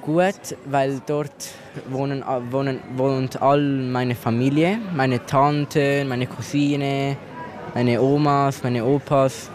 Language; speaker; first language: German; early bilingual, other home language; Italian